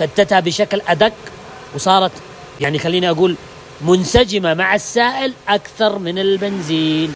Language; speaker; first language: Arabic; native; Arabic